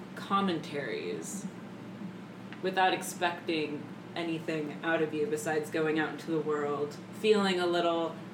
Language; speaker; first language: English; native; English